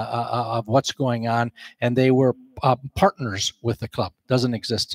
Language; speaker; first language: English; native; English